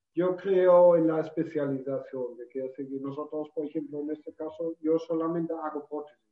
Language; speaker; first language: Spanish; non-native, fluent; German